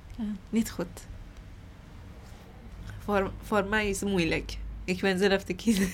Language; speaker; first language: Dutch; non-native, learner; Persian